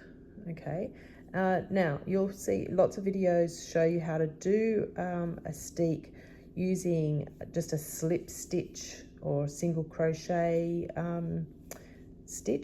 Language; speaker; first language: English; native; English